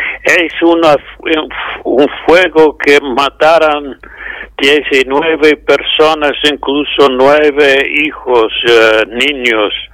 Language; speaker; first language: Spanish; non-native, fluent; English